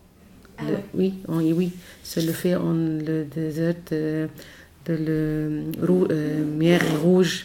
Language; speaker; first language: French; non-native, learner; Arabic